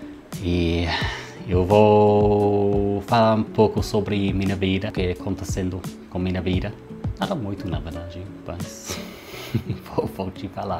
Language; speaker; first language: Portuguese; non-native, learner; English